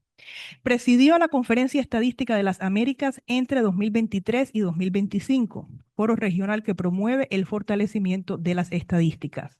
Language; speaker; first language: Spanish; native; Spanish